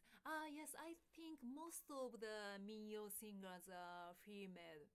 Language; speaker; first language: English; non-native, fluent; Japanese